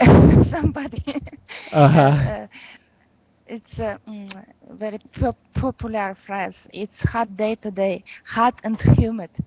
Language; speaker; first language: English; non-native, learner; Russian